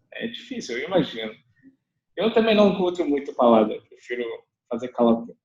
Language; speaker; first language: Portuguese; non-native, fluent; Chinese